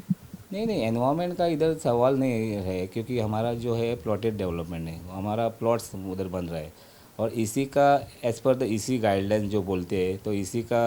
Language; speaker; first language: Hindi; non-native, local second language; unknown